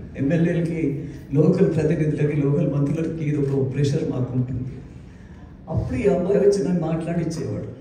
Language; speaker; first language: Telugu; native; Telugu